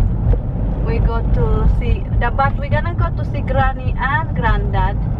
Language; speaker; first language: English; non-native, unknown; Indonesian